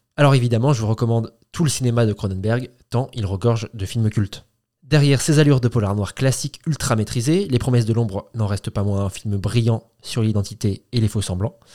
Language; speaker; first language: French; native; French